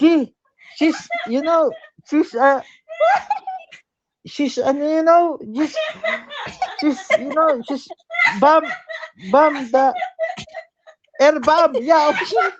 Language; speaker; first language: English; non-native, learner; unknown